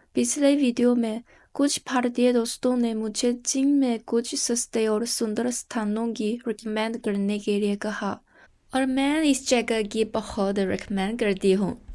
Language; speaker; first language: Hindi; non-native, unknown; Chinese